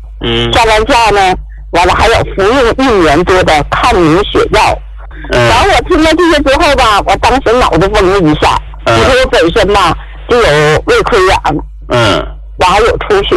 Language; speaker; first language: Chinese; native; Chinese